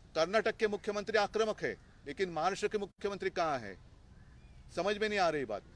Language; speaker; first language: Hindi; non-native, local second language; Marathi